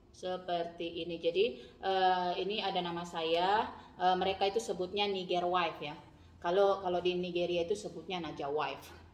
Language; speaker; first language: Indonesian; native; Indonesian